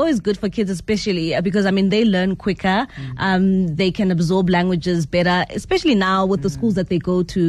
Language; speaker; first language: English; non-native, local second language; Zulu